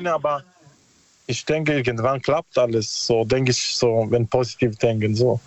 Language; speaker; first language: German; non-native, learner; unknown